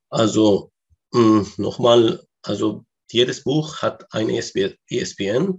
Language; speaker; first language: German; non-native, learner; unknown